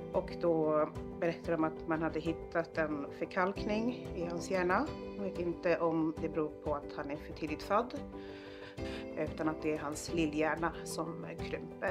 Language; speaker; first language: Swedish; native; Swedish